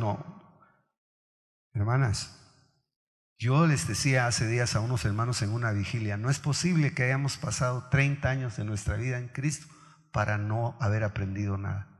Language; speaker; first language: Spanish; native; Spanish